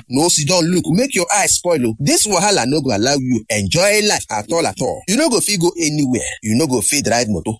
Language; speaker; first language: Nigerian Pidgin; native; Nigerian Pidgin